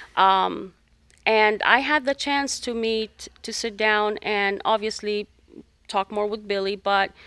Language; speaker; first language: English; non-native, fluent; Arabic